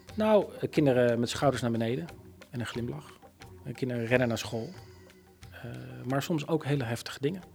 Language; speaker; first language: Dutch; native; Dutch